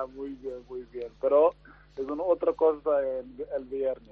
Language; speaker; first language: Spanish; non-native, learner; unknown